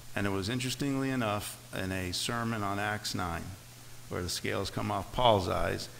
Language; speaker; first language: English; native; English